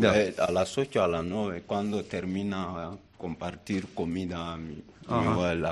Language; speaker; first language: Spanish; non-native, learner; Bambara